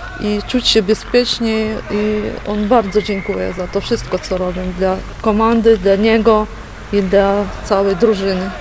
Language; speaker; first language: Polish; non-native, learner; Ukrainian